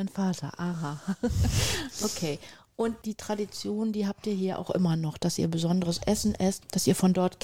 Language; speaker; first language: German; native; German